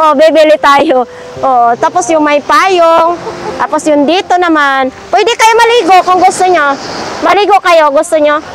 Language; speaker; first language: Filipino; non-native, local second language; Masbatenyo